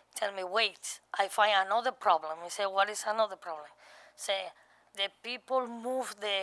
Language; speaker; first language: English; non-native, learner; Spanish